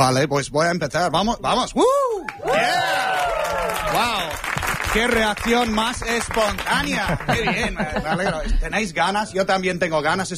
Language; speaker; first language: Spanish; non-native, fluent; English